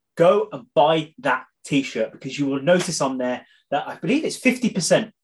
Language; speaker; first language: English; native; English